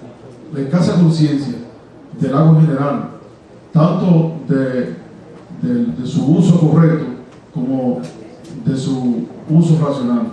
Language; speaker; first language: Spanish; native; Spanish